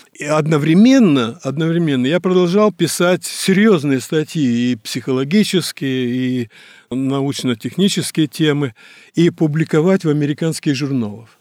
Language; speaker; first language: Russian; native; Russian